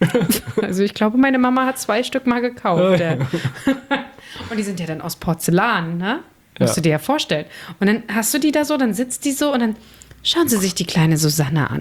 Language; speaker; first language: German; native; German